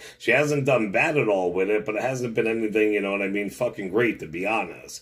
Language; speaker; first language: English; native; English